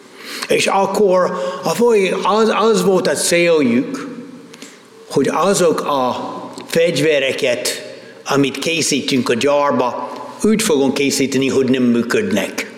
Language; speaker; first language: Hungarian; non-native, fluent; English